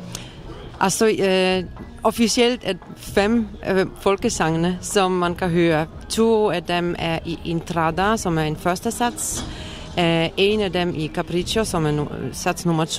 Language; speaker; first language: Danish; non-native, fluent; Polish